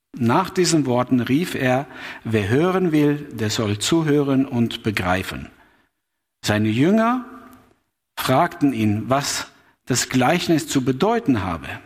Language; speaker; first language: German; non-native, fluent; Albanian